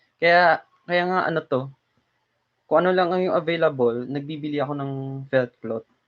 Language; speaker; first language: Filipino; non-native, local second language; Hiligaynon